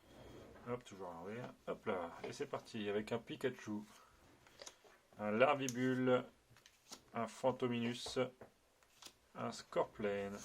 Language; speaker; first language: French; native; French